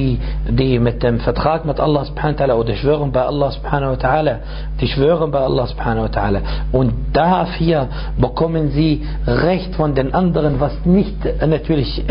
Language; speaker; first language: German; non-native, fluent; Arabic